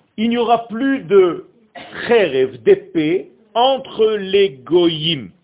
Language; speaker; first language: French; non-native, fluent; Hebrew